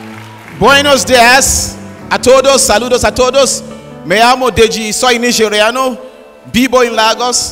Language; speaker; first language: Spanish; non-native, learner; Yoruba